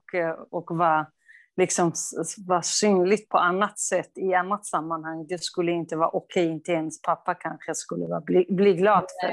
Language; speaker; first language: Swedish; non-native, fluent; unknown